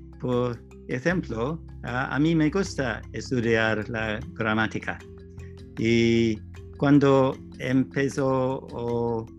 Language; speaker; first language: Spanish; non-native, learner; English